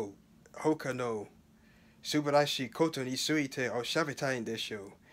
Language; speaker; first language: Japanese; non-native, learner; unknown